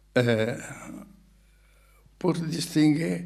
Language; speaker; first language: French; non-native, fluent; Portuguese